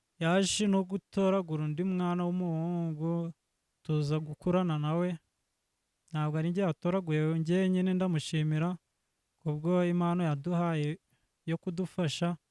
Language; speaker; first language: Kinyarwanda; native; Kinyarwanda